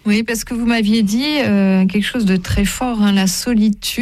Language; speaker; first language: French; native; French